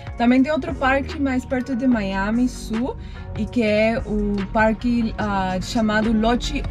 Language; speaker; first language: Portuguese; non-native, fluent; Spanish